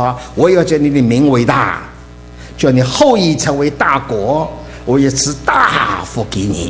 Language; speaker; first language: Chinese; native; Chinese